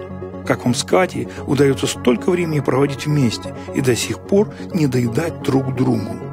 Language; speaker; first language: Russian; native; Russian